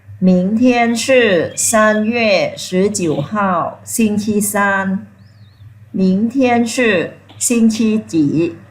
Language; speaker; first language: Chinese; non-native, fluent; Thai